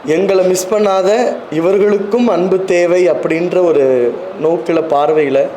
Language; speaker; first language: Tamil; native; Tamil